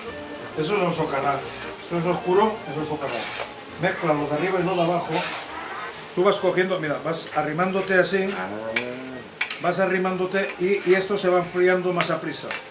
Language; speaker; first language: Spanish; native; Spanish